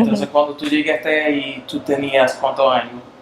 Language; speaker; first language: Spanish; non-native, learner; English